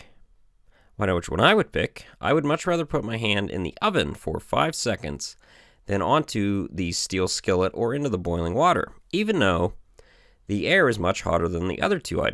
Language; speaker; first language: English; native; English